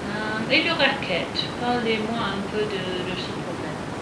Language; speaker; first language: French; non-native, fluent; English